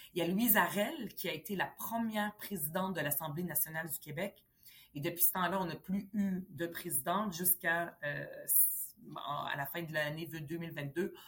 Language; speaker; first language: French; early bilingual, other home language; Arabic